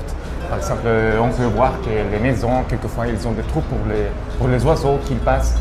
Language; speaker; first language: French; non-native, fluent; Spanish